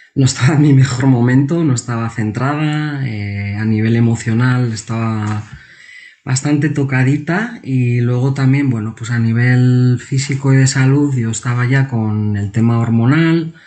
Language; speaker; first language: Spanish; non-native, local second language; Basque